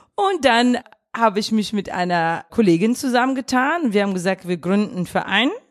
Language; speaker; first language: German; early bilingual, other home language; Russian